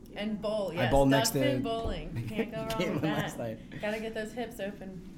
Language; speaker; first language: English; native; English